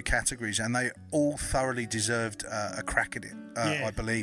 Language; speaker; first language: English; native; English